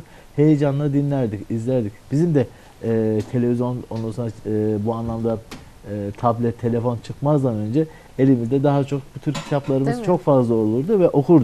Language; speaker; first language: Turkish; native; Turkish